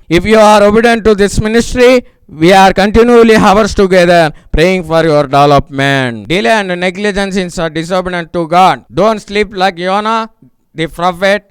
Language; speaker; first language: English; non-native, local second language; Telugu